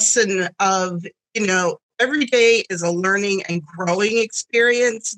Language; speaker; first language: English; early bilingual, other home language; German